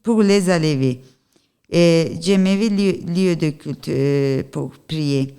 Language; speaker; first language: French; non-native, learner; Turkish